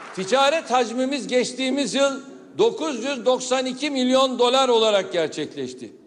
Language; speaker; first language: Turkish; native; Turkish